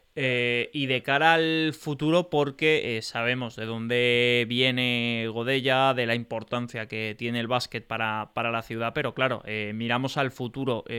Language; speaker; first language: Spanish; native; Spanish